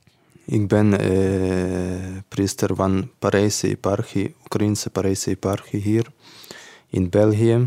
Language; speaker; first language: Dutch; non-native, learner; Ukrainian